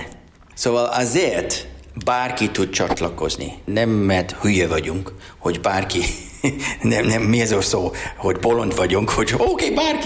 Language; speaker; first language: Hungarian; non-native, learner; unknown